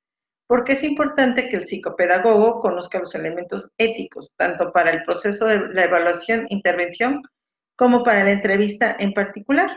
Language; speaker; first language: Spanish; native; Spanish